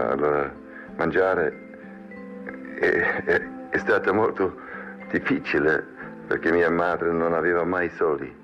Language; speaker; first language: Italian; non-native, learner; French